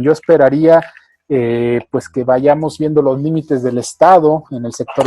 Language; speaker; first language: Spanish; native; Spanish